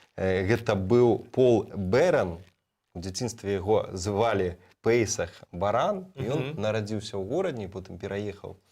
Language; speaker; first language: Belarusian; native; Belarusian